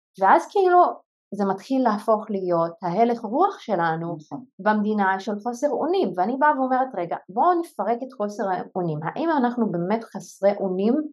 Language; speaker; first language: Hebrew; non-native, local second language; Arabic